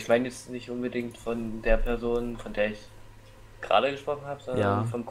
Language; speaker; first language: German; native; German